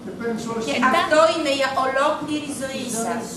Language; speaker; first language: Greek; non-native, learner; Russian